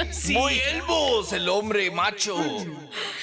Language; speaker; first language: Spanish; non-native, learner; English